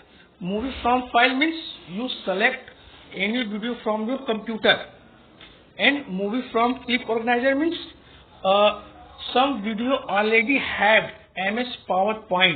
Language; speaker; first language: English; non-native, local second language; Hindi